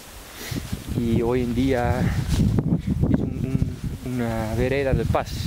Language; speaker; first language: Spanish; non-native, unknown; Dutch